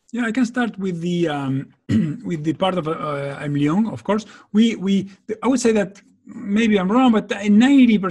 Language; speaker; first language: English; non-native, fluent; Spanish